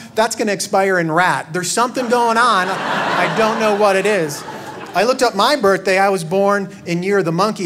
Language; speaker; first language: English; native; English